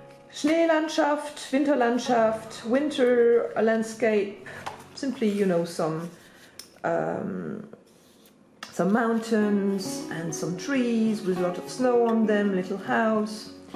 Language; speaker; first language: English; non-native, fluent; German